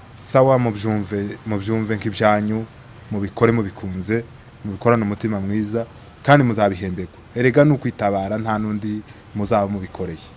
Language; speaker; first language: Kinyarwanda; native; Kinyarwanda